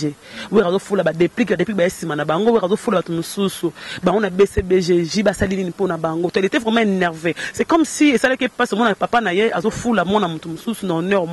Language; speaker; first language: French; non-native, local second language; Lingala